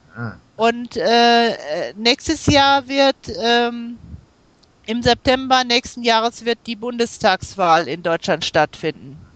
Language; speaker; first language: German; native; German